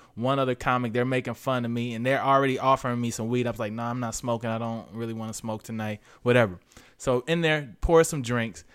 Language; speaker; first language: English; native; English